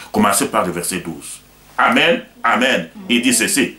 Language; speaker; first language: French; non-native, local second language; Lingala